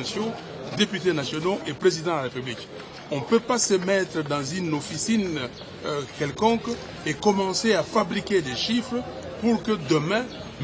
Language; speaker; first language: French; non-native, local second language; Lingala